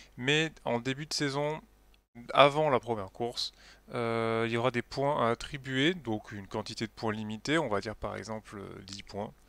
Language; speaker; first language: French; native; French